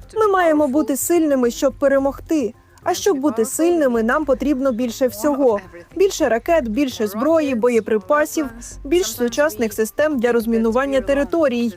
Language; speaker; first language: Ukrainian; native; Ukrainian